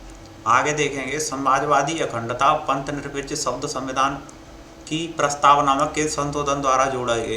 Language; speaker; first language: Hindi; native; Hindi